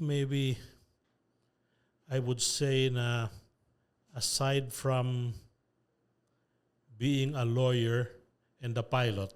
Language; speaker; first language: English; non-native, local second language; Filipino